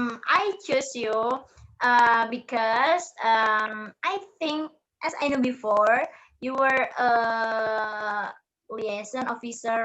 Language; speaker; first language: English; non-native, learner; Indonesian